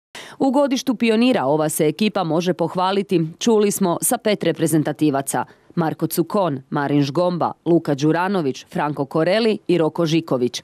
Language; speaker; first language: Serbian; native; Serbian